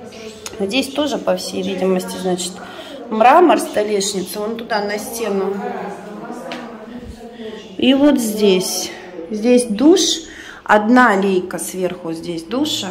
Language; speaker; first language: Russian; native; Russian